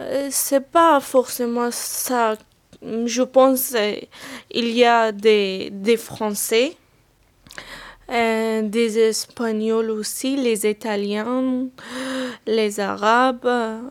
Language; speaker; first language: French; non-native, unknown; Persian